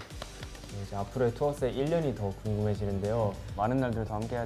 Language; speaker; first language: Korean; native; Korean